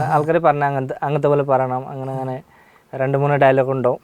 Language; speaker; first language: Malayalam; non-native, local second language; Bangla